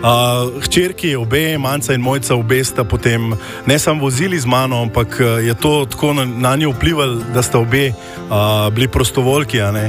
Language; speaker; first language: Slovenian; native; Slovenian